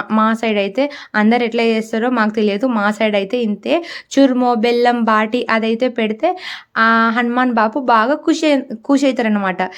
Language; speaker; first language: Telugu; non-native, local second language; Lambadi